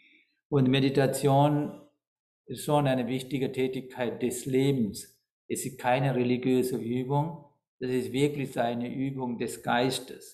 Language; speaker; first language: German; non-native, fluent; Sinhala